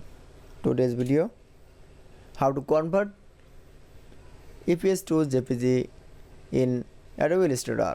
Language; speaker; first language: English; non-native, learner; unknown